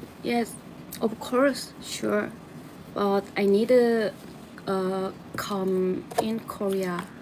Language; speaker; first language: English; non-native, learner; Korean